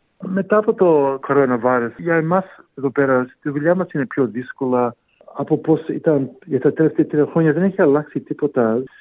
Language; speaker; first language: Greek; early bilingual, heritage; Greek